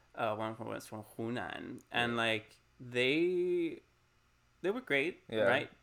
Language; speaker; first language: English; early bilingual, other home language; Spanish